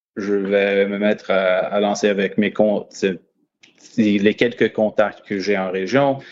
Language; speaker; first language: French; native; French